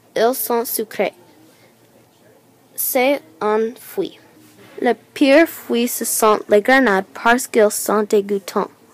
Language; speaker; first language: French; non-native, learner; English